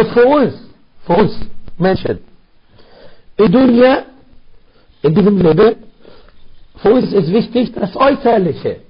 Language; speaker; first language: German; non-native, fluent; Arabic